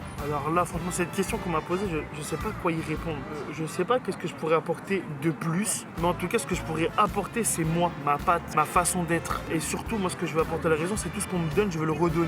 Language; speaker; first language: French; native; French